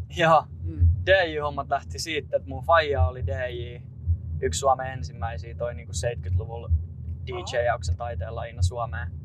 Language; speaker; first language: Finnish; native; Finnish